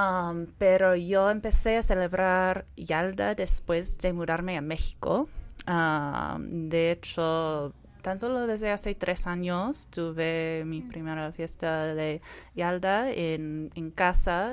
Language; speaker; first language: Spanish; non-native, fluent; English